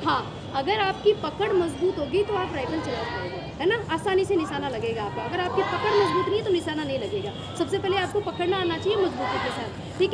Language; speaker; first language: Hindi; native; Hindi